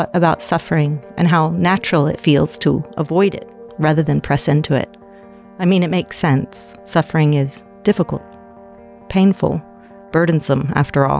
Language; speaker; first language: English; native; English